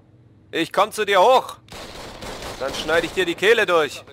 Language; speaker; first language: German; native; German